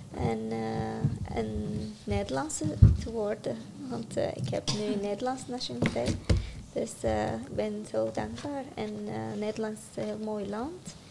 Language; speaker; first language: Dutch; non-native, learner; Arabic